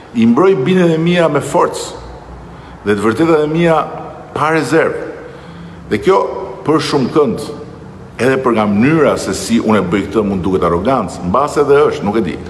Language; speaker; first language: Albanian; native; Albanian